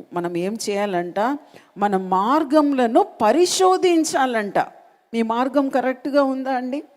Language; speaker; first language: Telugu; non-native, local second language; Malayalam